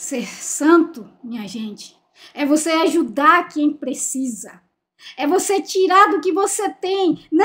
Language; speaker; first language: Portuguese; native; Portuguese